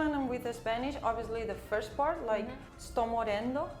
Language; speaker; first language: English; non-native, fluent; Spanish